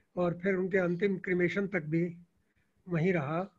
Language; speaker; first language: Hindi; native; Hindi